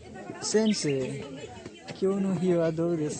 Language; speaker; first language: Japanese; non-native, learner; Nepali